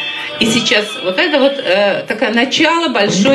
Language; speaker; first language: Russian; native; Russian